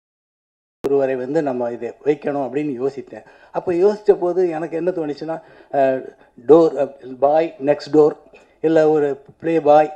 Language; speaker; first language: Tamil; native; Tamil